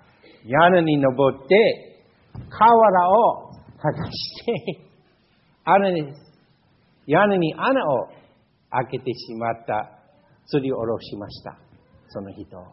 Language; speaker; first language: Japanese; non-native, fluent; English